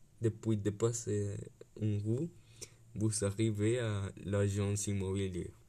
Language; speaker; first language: French; non-native, learner; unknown